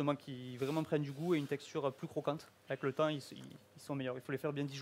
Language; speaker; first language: French; native; French